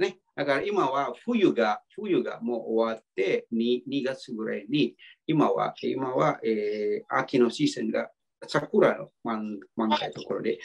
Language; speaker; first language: Japanese; non-native, fluent; Indonesian